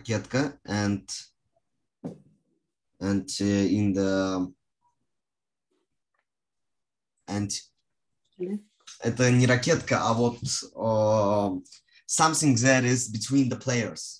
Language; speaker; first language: English; non-native, fluent; Russian